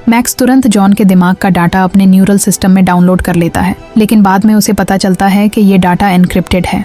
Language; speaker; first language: Hindi; native; Hindi